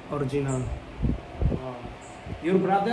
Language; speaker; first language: English; non-native, learner; Polish